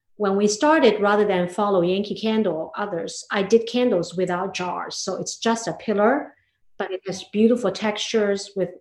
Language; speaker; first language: English; non-native, fluent; Chinese